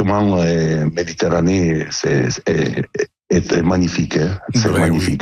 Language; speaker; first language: French; non-native, learner; Italian